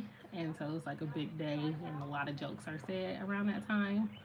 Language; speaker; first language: English; native; English